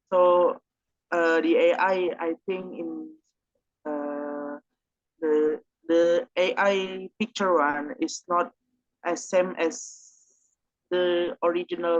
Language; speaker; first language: English; non-native, learner; Indonesian